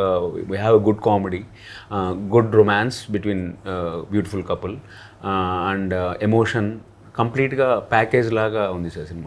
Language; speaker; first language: Telugu; native; Telugu